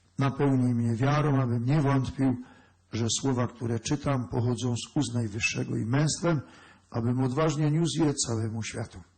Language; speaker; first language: Polish; native; Polish